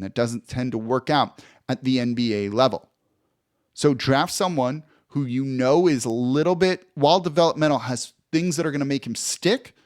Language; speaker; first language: English; native; English